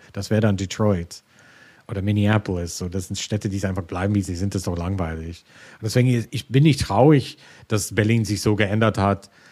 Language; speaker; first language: German; non-native, fluent; English